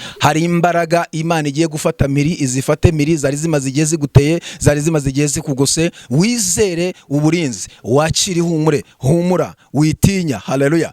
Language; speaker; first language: Kinyarwanda; native; Kinyarwanda